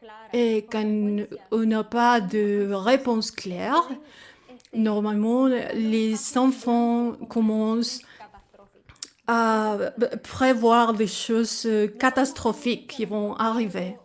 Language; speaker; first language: French; non-native, fluent; Spanish